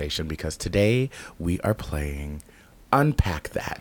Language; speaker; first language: English; native; English